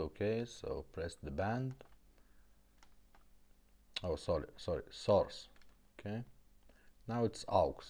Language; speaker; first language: English; non-native, fluent; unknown